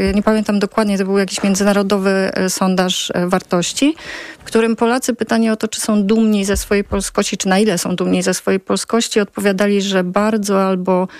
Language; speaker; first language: Polish; native; Polish